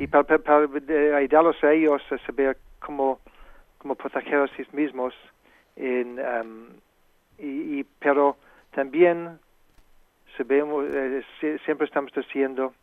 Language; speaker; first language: Spanish; non-native, fluent; English